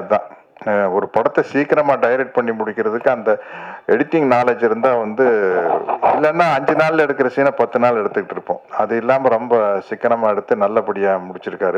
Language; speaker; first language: Tamil; native; Tamil